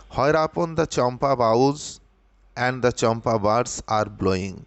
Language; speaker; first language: English; non-native, local second language; Bangla